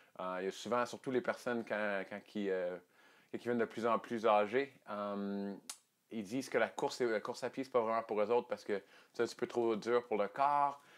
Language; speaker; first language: French; native; French